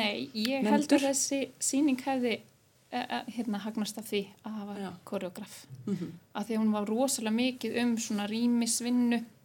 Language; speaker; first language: Icelandic; native; Icelandic